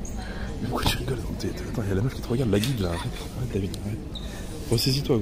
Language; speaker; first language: French; native; French